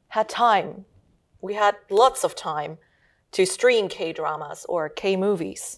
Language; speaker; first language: English; early bilingual, heritage; German